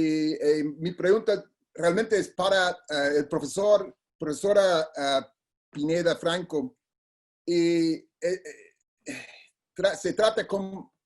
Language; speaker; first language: Spanish; non-native, learner; English